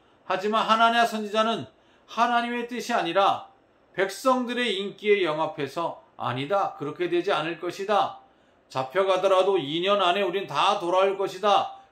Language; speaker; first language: Korean; native; Korean